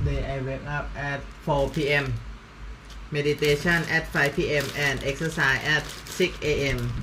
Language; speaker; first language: English; non-native, learner; Thai